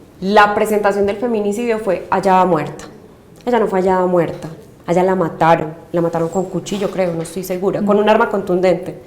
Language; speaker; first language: Spanish; native; Spanish